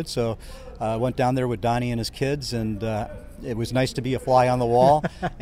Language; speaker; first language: English; native; English